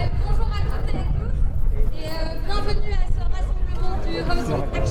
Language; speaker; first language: French; native; French